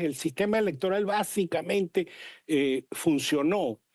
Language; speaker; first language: Spanish; native; Spanish